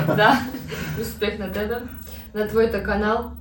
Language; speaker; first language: Macedonian; non-native, learner; Russian